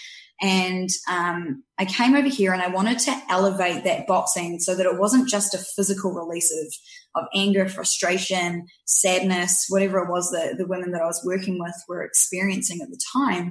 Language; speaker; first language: English; native; English